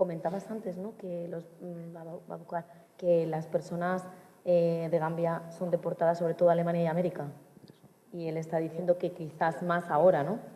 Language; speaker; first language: Spanish; native; Spanish